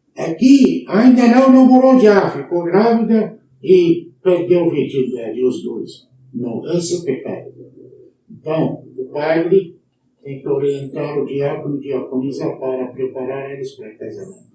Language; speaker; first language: Portuguese; non-native, learner; Arabic